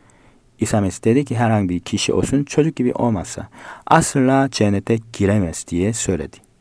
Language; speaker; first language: Turkish; non-native, fluent; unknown